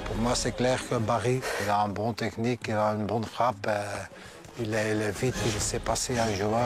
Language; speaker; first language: French; non-native, local second language; Dutch